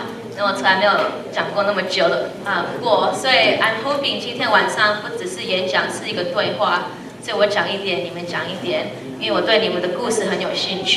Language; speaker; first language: Chinese; early bilingual, heritage; Chinese